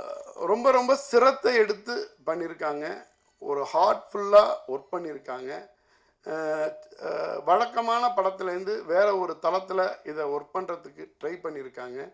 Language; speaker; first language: Tamil; native; Tamil